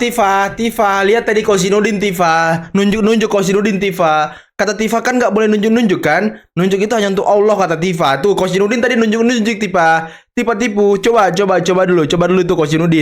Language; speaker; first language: Indonesian; native; Indonesian